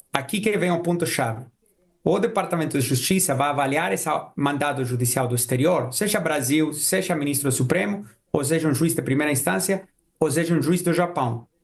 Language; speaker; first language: Portuguese; non-native, fluent; Spanish